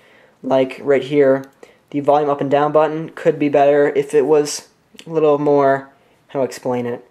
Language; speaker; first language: English; native; English